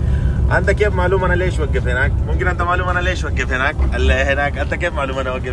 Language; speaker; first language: Arabic; non-native, learner; Hindi